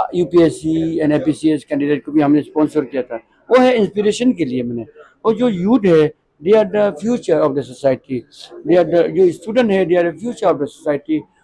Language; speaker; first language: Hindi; non-native, local second language; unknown